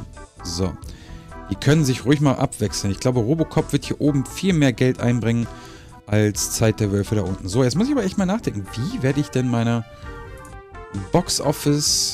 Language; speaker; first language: German; native; German